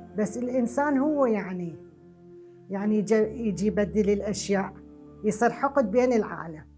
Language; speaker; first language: Arabic; non-native, local second language; Southern Kurdish